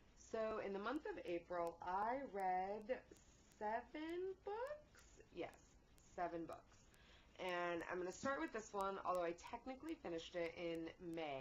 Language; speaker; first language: English; native; English